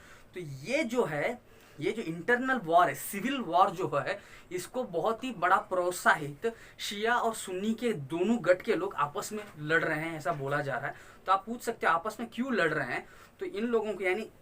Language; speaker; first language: Hindi; non-native, local second language; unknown